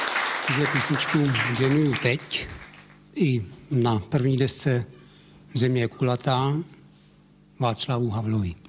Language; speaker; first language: Czech; native; Czech